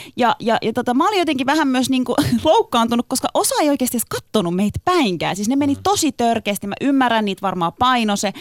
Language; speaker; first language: Finnish; early bilingual, other home language; Turkish